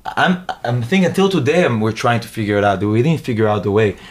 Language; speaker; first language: English; early bilingual, other home language; Hebrew